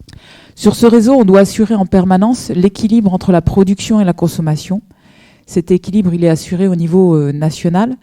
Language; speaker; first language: French; native; French